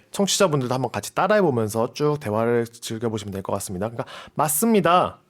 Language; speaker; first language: Korean; native; Korean